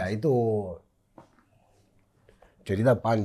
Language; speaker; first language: Indonesian; non-native, fluent; Spanish